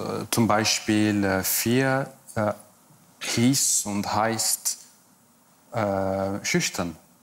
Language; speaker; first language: German; non-native, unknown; English